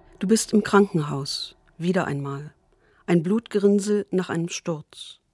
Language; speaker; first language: German; native; German